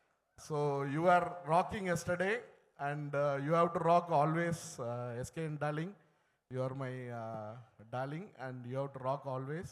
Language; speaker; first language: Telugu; non-native, learner; Tamil